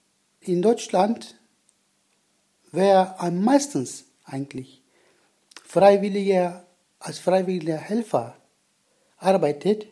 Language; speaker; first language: German; non-native, learner; Turkish